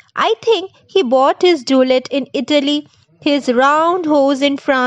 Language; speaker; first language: English; non-native, local second language; Bangla